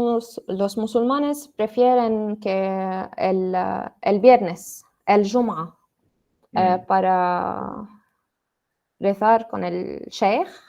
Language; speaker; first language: Spanish; non-native, learner; Arabic